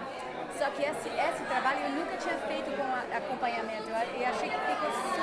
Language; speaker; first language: Portuguese; non-native, fluent; English